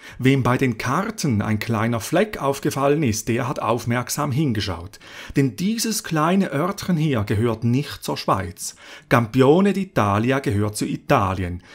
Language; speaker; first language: German; native; German